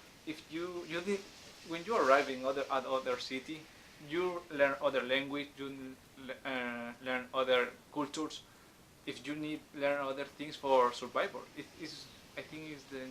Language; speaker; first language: English; non-native, learner; Spanish